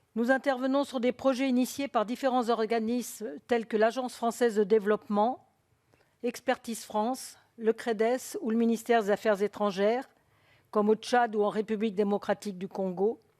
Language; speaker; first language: French; native; French